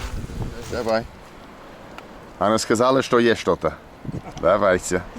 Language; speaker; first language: Russian; non-native, learner; English